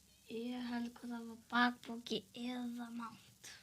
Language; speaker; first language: Icelandic; early bilingual, other home language; Portuguese